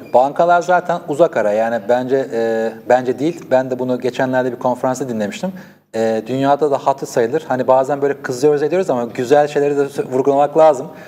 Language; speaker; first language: Turkish; native; Turkish